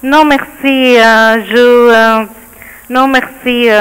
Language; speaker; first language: French; non-native, learner; Arabic